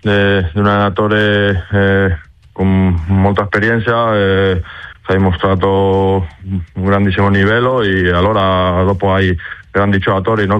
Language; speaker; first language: Italian; non-native, learner; Spanish